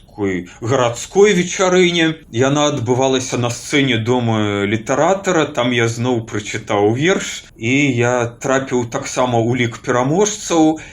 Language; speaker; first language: Belarusian; native; Belarusian